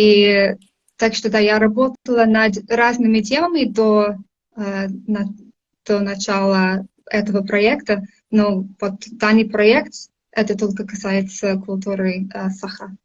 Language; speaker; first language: Russian; non-native, fluent; English